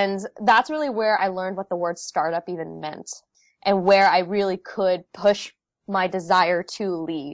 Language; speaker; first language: English; early bilingual, other home language; Vietnamese